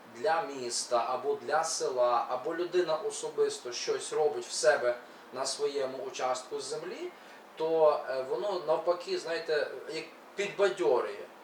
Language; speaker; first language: Ukrainian; native; Ukrainian